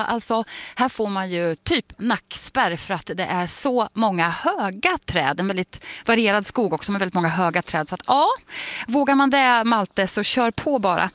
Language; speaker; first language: Swedish; native; Swedish